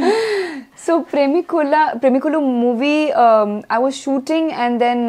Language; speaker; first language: Telugu; non-native, learner; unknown